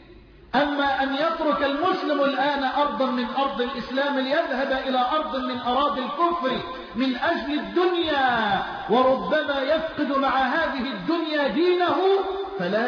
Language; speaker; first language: Arabic; native; Arabic